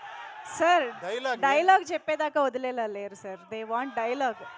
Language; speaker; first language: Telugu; native; Telugu